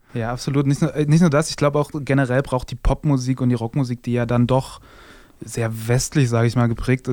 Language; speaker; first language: German; native; German